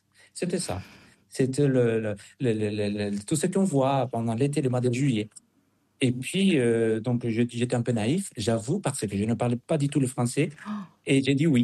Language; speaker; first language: French; non-native, fluent; Spanish